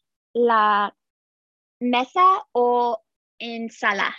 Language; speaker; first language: Spanish; non-native, learner; English